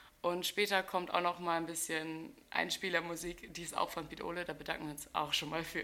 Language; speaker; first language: German; native; German